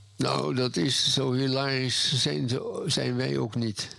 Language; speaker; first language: Dutch; native; Dutch